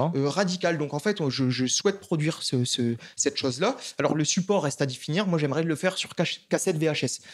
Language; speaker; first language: French; native; French